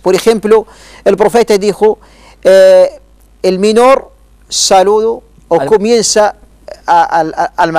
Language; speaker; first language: Spanish; non-native, learner; Arabic